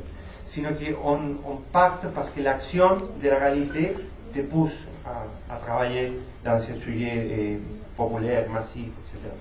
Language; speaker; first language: French; non-native, fluent; Spanish